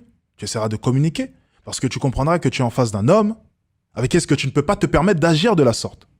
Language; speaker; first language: French; native; French